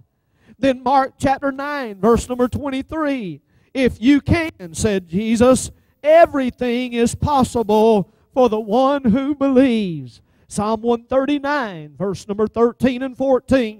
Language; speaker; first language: English; native; English